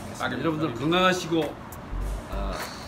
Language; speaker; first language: Korean; native; Korean